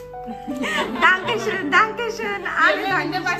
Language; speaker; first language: German; non-native, learner; Bangla